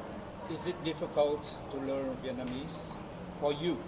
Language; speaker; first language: English; non-native, fluent; Vietnamese